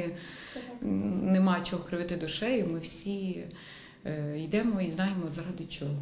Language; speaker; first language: Ukrainian; native; Ukrainian